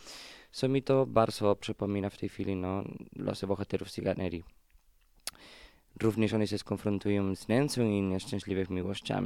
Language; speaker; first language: Polish; non-native, fluent; Spanish